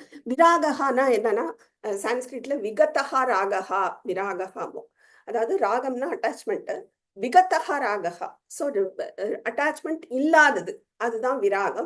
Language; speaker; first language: Tamil; native; Tamil